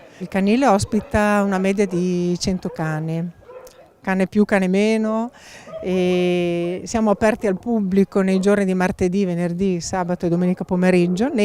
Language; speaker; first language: Italian; native; Italian